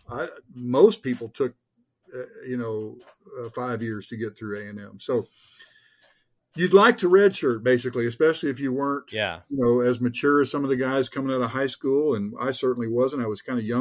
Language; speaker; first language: English; native; English